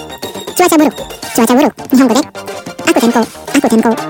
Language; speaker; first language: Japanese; non-native, fluent; Indonesian